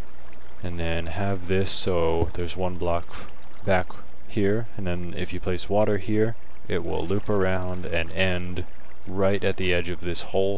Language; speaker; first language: English; native; English